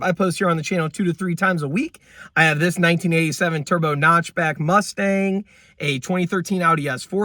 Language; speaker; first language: English; native; English